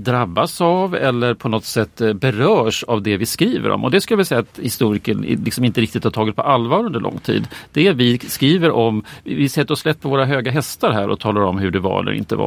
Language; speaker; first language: Swedish; native; Swedish